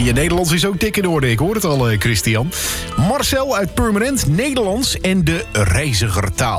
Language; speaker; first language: Dutch; native; Dutch